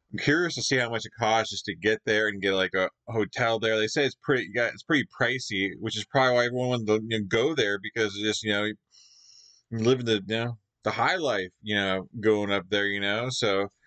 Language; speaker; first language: English; native; English